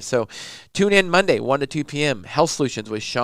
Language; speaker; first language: English; native; English